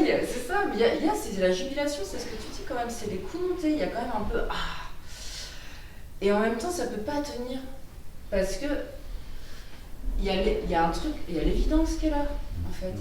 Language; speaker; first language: French; native; French